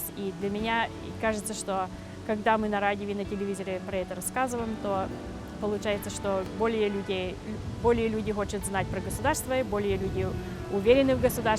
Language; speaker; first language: Russian; early bilingual, heritage; Russian